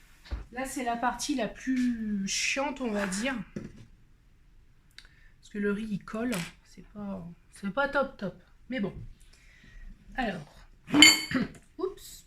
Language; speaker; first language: French; native; French